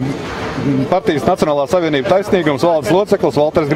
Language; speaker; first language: Latvian; native; Latvian